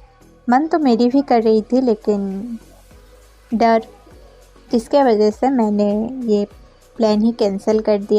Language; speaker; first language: Hindi; non-native, local second language; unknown